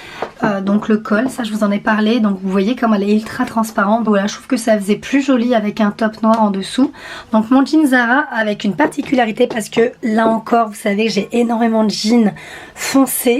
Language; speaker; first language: French; native; French